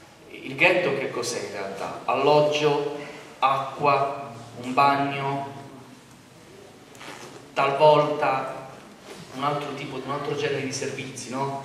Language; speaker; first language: Italian; native; Italian